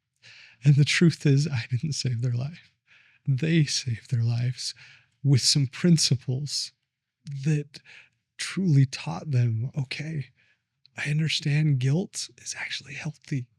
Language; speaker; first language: English; native; English